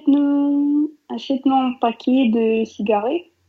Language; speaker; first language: French; non-native, learner; Russian